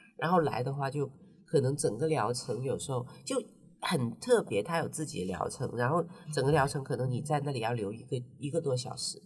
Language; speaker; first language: Chinese; non-native, local second language; Cantonese